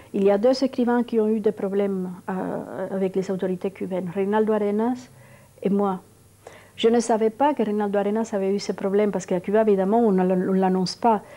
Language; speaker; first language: French; non-native, fluent; Spanish